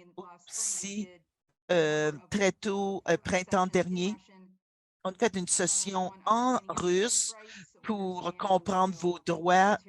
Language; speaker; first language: French; non-native, local second language; English